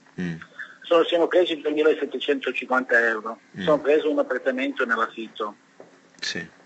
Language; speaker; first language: Italian; non-native, learner; Serbian